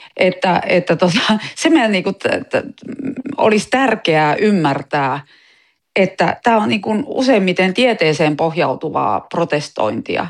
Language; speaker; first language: Finnish; native; Finnish